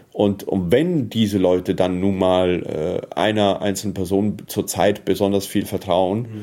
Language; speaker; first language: German; early bilingual, heritage; German